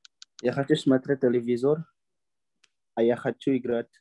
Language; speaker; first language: Russian; non-native, learner; Indonesian